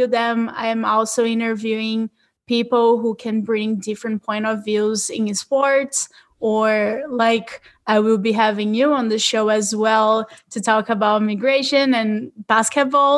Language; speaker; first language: English; non-native, fluent; Portuguese